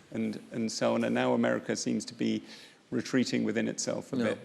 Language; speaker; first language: English; native; English